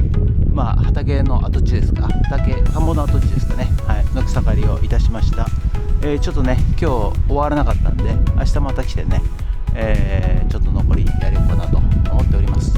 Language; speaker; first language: Japanese; native; Japanese